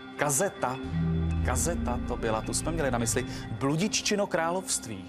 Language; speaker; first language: Czech; native; Czech